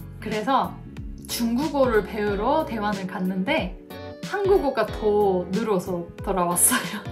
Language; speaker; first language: Korean; non-native, fluent; Japanese